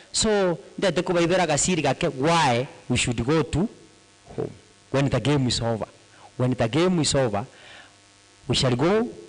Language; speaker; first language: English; non-native, local second language; Gusii